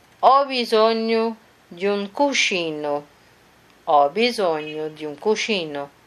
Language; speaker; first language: Italian; non-native, fluent; Portuguese